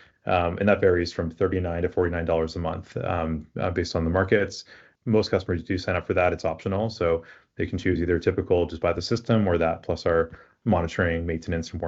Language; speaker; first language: English; native; English